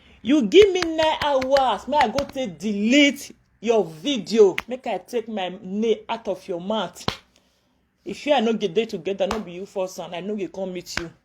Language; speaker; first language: Nigerian Pidgin; non-native, local second language; Yoruba